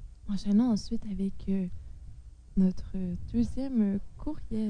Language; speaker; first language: French; native; French